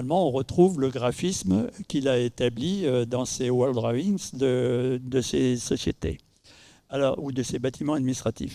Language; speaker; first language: French; native; French